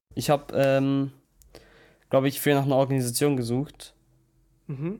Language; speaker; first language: German; non-native, local second language; Russian